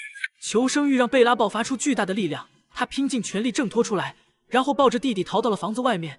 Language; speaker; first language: Chinese; native; Chinese